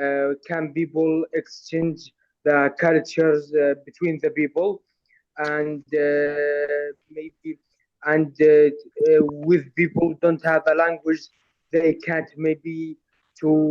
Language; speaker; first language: English; non-native, learner; Arabic